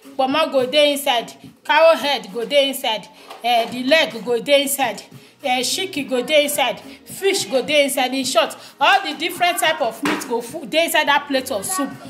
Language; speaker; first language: Nigerian Pidgin; native; Nigerian Pidgin